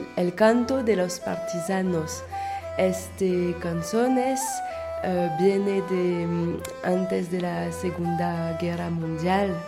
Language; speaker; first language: Spanish; non-native, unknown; French